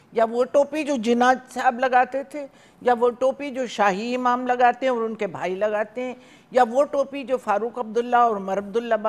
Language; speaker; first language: Hindi; native; Hindi